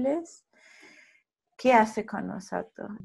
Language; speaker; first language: Spanish; non-native, fluent; German